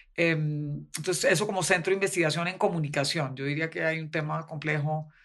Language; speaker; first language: Spanish; native; Spanish